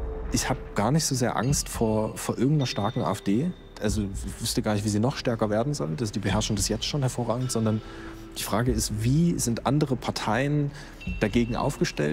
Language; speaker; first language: German; native; German